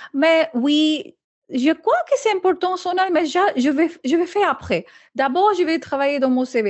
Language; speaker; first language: French; non-native, learner; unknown